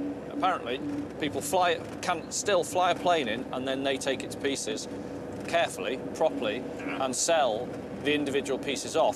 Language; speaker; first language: English; native; English